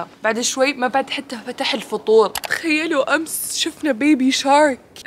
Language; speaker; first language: Arabic; native; Arabic